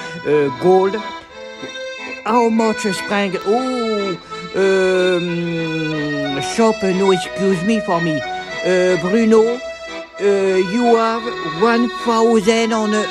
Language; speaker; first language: English; non-native, learner; French